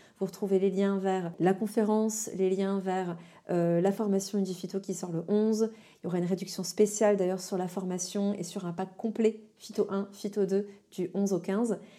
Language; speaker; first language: French; native; French